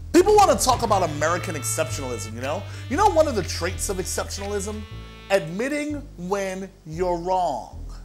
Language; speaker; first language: English; native; English